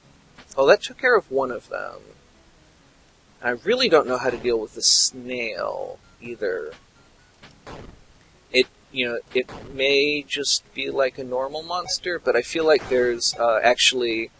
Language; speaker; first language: English; native; English